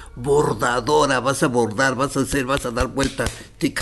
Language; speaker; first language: Spanish; non-native, local second language; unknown